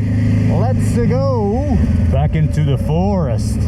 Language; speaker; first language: English; native; English